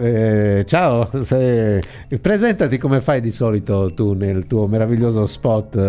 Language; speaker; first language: Italian; native; Italian